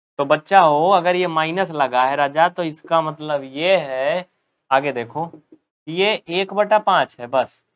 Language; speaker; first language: Hindi; native; Hindi